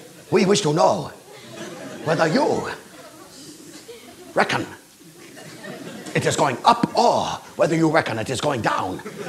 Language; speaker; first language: English; native; English